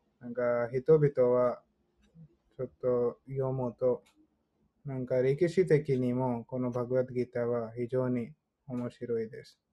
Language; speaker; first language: Japanese; non-native, learner; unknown